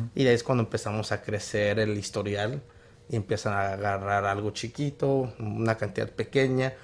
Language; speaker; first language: Spanish; early bilingual, heritage; Spanish